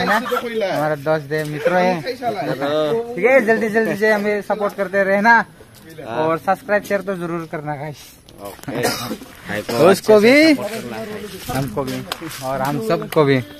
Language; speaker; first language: Hindi; non-native, local second language; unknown